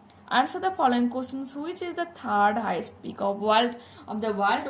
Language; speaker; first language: English; non-native, local second language; Bangla